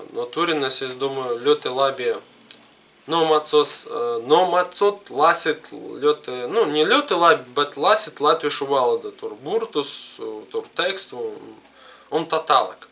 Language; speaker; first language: Latvian; non-native, learner; Russian